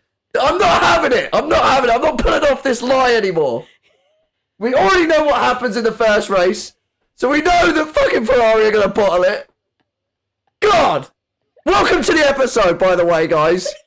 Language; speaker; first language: English; native; English